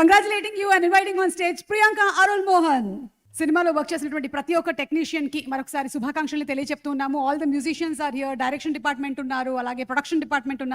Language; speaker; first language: Telugu; native; Telugu